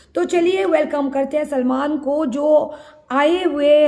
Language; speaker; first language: Hindi; non-native, local second language; Assamese